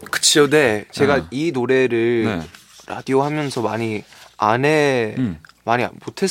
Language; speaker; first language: Korean; early bilingual, heritage; Korean